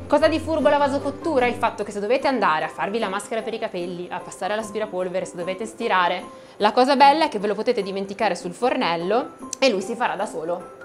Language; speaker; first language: Italian; native; Italian